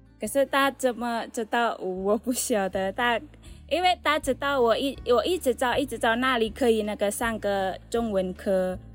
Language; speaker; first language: Chinese; non-native, learner; Indonesian